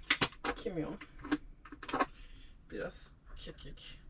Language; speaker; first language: Turkish; native; Turkish